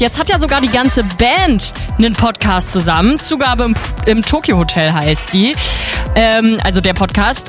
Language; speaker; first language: German; native; German